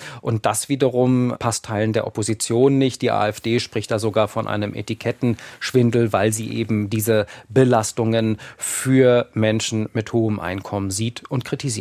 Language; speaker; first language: German; native; German